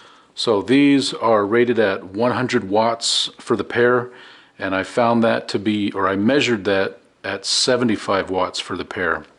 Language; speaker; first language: English; native; English